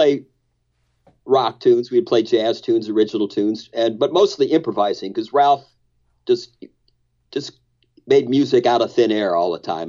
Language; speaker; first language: English; native; English